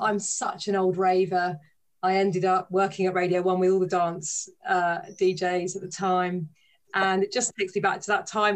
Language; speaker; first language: English; native; English